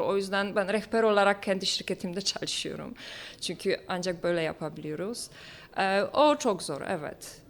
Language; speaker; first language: Turkish; non-native, fluent; Polish